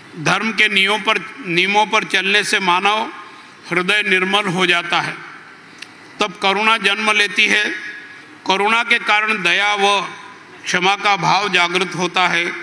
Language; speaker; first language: Hindi; native; Hindi